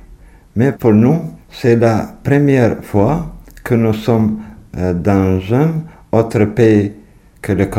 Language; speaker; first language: French; non-native, learner; Albanian